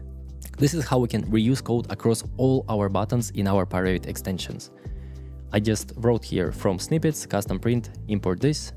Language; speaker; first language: English; non-native, fluent; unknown